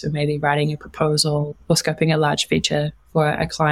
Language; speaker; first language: English; native; English